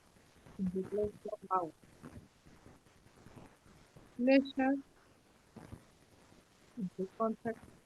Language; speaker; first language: English; non-native, learner; Spanish